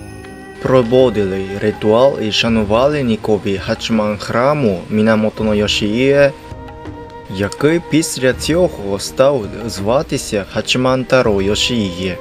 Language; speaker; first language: Ukrainian; non-native, fluent; Japanese